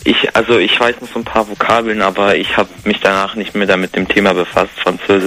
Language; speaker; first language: German; native; German